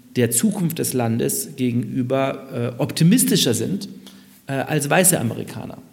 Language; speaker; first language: German; native; German